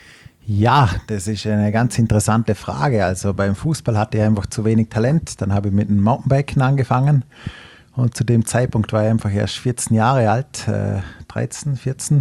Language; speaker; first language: German; native; German